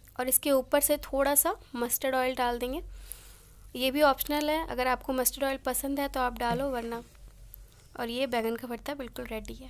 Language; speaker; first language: Hindi; non-native, local second language; Bangla